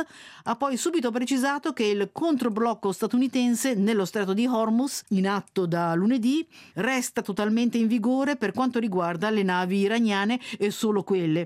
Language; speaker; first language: Italian; native; Italian